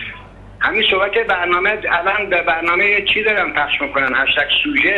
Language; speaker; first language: Persian; native; Persian